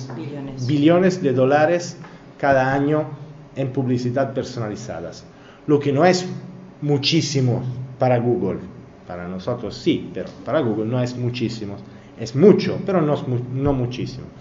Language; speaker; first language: Spanish; non-native, learner; Italian